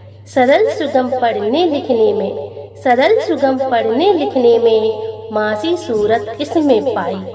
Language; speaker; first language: Hindi; native; Hindi